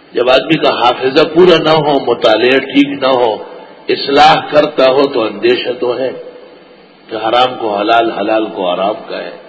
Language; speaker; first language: Urdu; non-native, local second language; Pashto